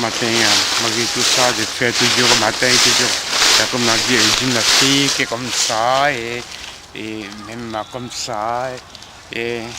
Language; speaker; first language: French; non-native, fluent; Korean